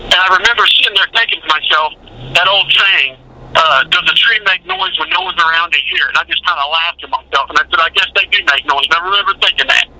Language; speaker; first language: English; native; English